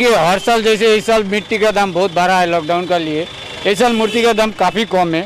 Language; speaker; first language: Hindi; non-native, local second language; Bangla